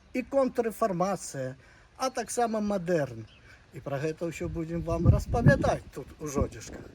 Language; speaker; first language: Belarusian; native; Belarusian